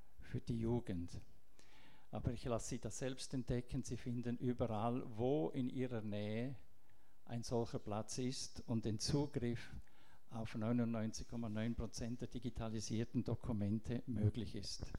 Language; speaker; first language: German; non-native, local second language; Italian